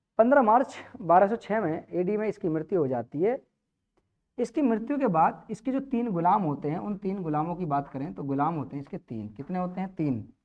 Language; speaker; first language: Hindi; native; Hindi